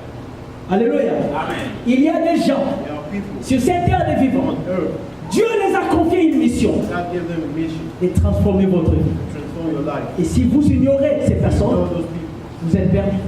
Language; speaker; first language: French; non-native, local second language; Lingala